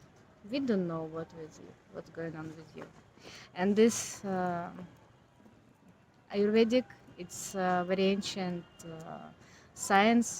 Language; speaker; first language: English; non-native, learner; Ukrainian